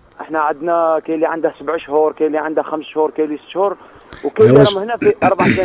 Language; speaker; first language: Arabic; native; Arabic